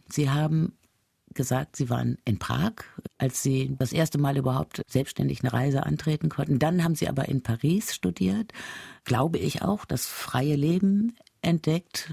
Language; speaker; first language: German; native; German